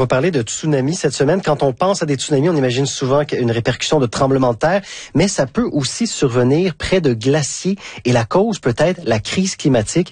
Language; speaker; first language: French; native; French